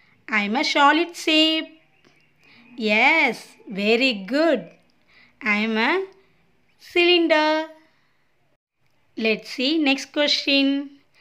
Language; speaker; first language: English; non-native, local second language; Tamil